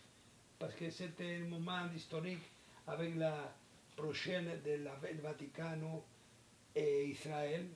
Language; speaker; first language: French; non-native, learner; Spanish